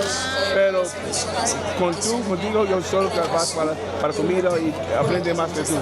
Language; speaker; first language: Spanish; non-native, learner; English